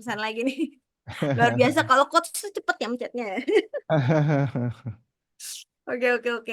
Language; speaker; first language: Indonesian; native; Indonesian